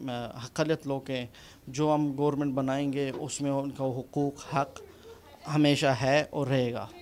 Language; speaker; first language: Urdu; non-native, fluent; Punjabi